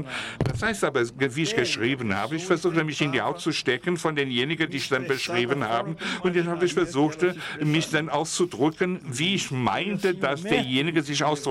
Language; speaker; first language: German; non-native, fluent; Portuguese